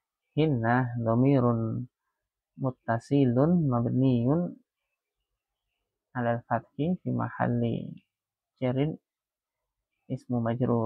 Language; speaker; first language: Arabic; non-native, fluent; Indonesian